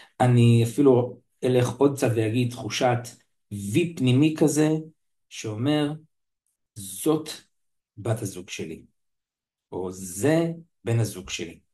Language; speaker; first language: Hebrew; native; Hebrew